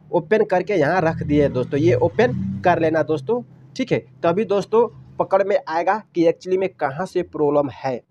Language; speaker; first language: Hindi; native; Hindi